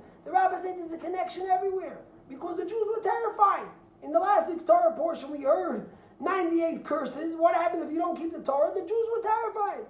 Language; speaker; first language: English; native; English